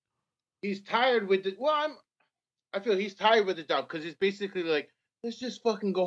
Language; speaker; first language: English; native; English